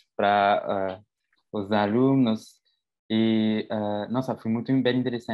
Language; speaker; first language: Portuguese; non-native, fluent; French